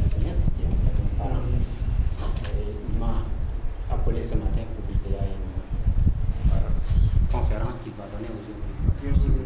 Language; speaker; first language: French; non-native, local second language; Wolof